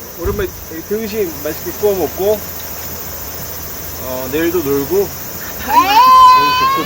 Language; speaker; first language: Korean; native; Korean